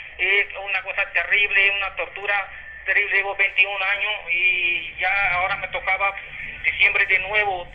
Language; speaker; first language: Spanish; non-native, fluent; Punjabi